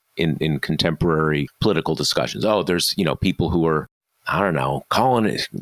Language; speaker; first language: English; native; English